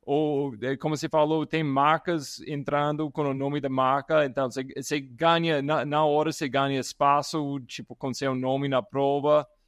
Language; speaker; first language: Portuguese; non-native, fluent; English